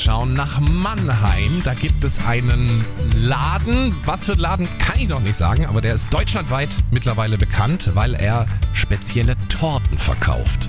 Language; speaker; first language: German; native; German